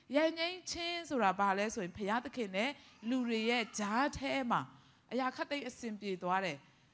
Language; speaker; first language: Burmese; non-native, local second language; Tedim Chin